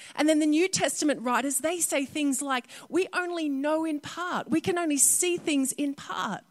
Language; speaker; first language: English; native; English